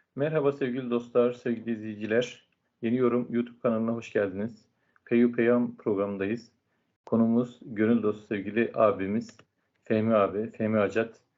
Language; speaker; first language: Turkish; native; Turkish